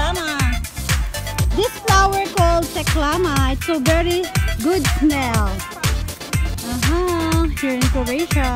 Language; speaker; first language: English; non-native, learner; Filipino